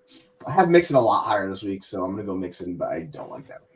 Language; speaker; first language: English; native; English